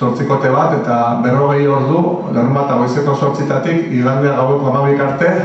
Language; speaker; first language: Basque; native; Basque